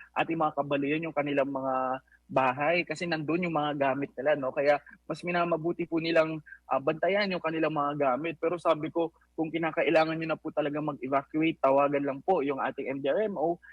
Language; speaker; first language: Filipino; non-native, local second language; Pangasinan